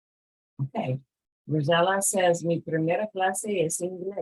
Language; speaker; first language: Spanish; non-native, fluent; English